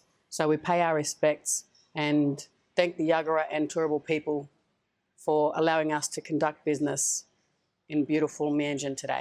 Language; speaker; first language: English; native; English